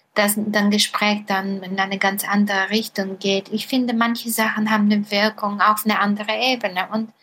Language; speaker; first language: German; non-native, fluent; Bulgarian